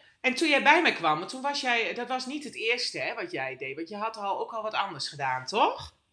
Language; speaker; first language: Dutch; native; Dutch